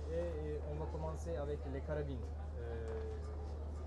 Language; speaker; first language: French; non-native, fluent; Turkish